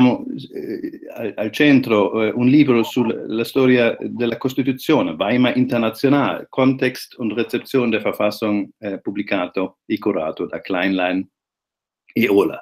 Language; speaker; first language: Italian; non-native, fluent; German